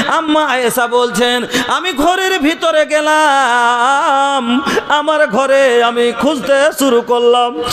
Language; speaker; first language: Bangla; non-native, local second language; Bhojpuri